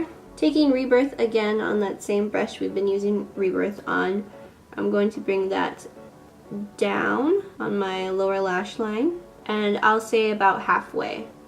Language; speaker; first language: English; native; English